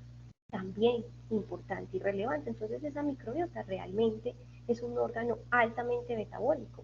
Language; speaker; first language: Spanish; native; Spanish